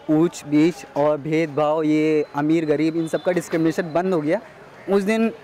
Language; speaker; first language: Hindi; native; Hindi